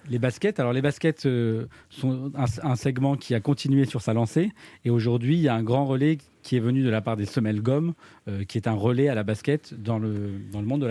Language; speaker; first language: French; native; French